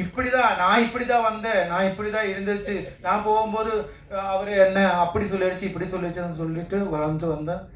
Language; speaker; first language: Tamil; non-native, learner; Malayalam